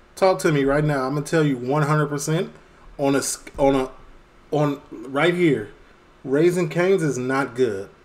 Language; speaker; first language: English; native; English